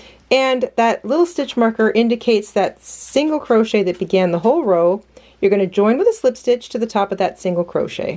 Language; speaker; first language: English; native; English